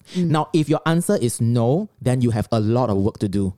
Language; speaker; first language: English; non-native, local second language; Chinese